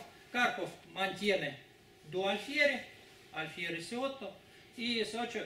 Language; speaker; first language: Spanish; non-native, fluent; Russian